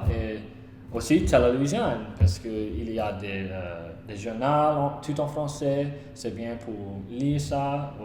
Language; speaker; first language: French; non-native, learner; English